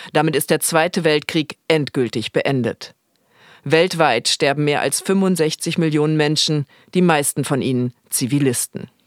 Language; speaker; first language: German; native; German